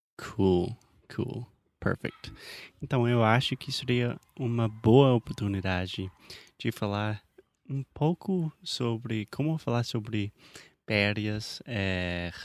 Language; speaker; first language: Portuguese; non-native, fluent; English